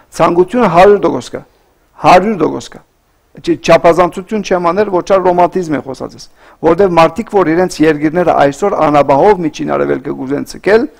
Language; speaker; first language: Armenian; early bilingual, heritage; Armenian